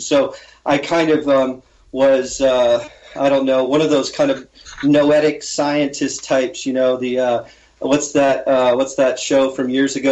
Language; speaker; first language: English; native; English